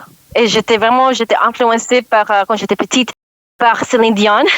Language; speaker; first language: French; non-native, learner; English